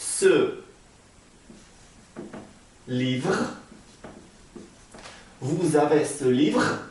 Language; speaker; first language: French; non-native, learner; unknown